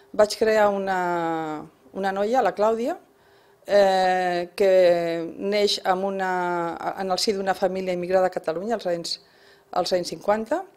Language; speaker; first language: Catalan; non-native, local second language; Spanish